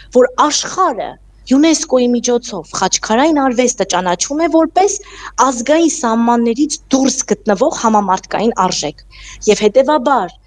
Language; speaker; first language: Armenian; native; Armenian